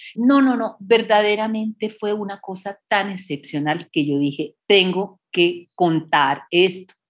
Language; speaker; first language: Spanish; native; Spanish